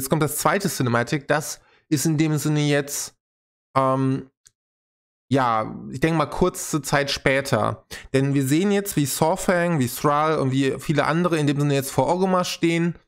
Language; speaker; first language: German; native; German